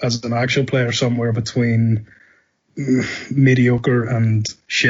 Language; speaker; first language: English; native; English